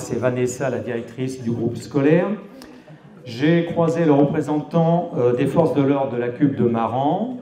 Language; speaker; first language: French; native; French